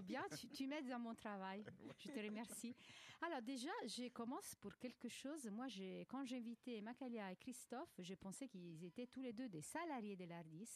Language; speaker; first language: French; native; French